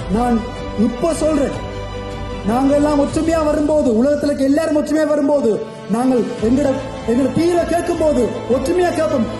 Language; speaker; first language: Tamil; early bilingual, heritage; Tamil